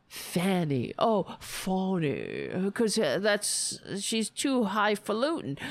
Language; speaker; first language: English; native; English